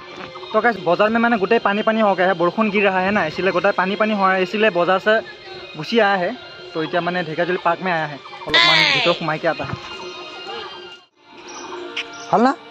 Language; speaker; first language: Hindi; non-native, local second language; Assamese